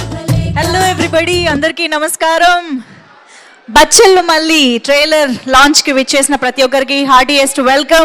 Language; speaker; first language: Telugu; native; Telugu